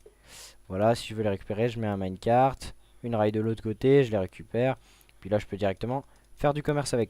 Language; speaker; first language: French; native; French